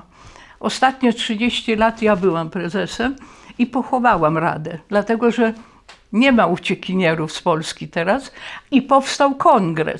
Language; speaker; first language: Polish; early bilingual, heritage; Polish